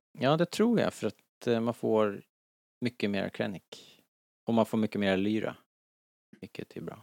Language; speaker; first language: Swedish; native; Swedish